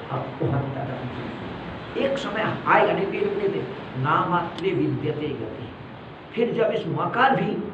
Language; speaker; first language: Hindi; non-native, local second language; Malayalam